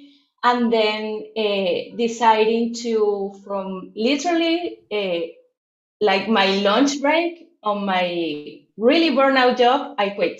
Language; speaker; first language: English; non-native, fluent; Spanish